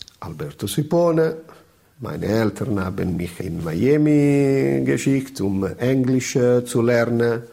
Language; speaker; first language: German; non-native, learner; Italian